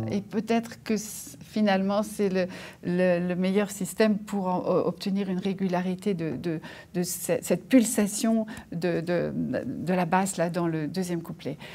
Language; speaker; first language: French; native; French